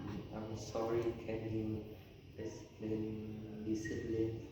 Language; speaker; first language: English; non-native, learner; Vietnamese